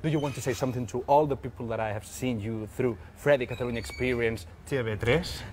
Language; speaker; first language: English; non-native, fluent; Catalan